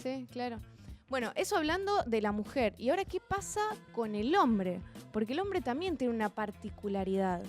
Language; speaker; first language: Spanish; native; Spanish